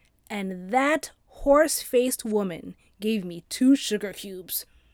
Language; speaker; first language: English; early bilingual, other home language; Arabic